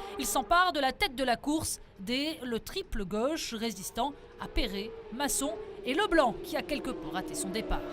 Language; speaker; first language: French; native; French